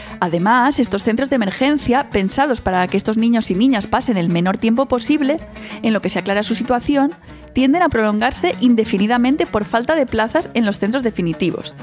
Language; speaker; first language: Spanish; native; Spanish